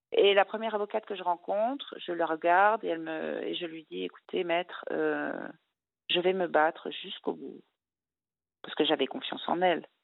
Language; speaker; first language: French; native; French